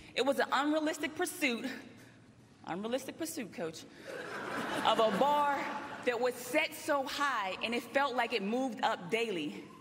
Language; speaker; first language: English; native; English